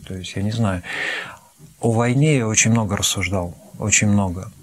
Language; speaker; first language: Russian; native; Russian